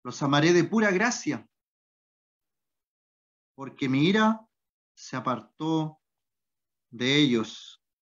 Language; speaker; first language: Spanish; native; Spanish